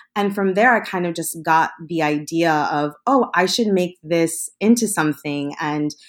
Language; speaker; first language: English; early bilingual, other home language; Spanish